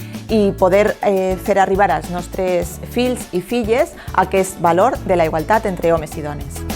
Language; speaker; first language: Catalan; native; Catalan